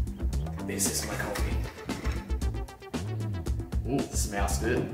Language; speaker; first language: English; non-native, learner; Chinese